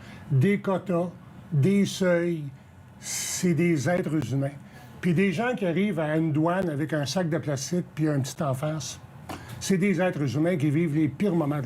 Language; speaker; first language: French; native; French